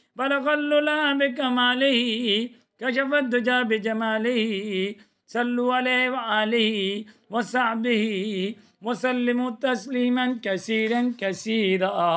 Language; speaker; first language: Urdu; native; Urdu